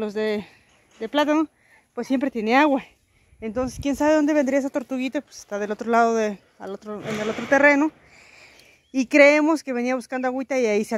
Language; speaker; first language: Spanish; native; Spanish